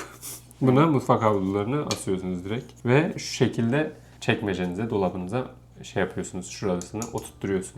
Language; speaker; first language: Turkish; native; Turkish